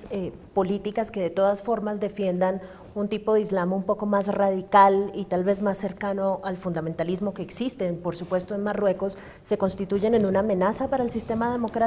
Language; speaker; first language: Spanish; native; Spanish